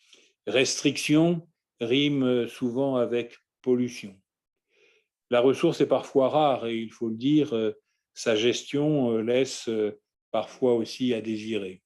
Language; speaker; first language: French; native; French